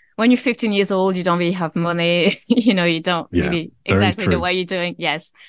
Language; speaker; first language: English; non-native, fluent; French